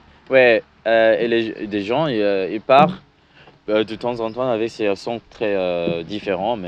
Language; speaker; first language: French; non-native, learner; English